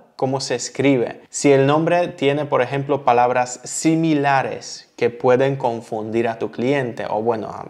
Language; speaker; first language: Spanish; non-native, fluent; Polish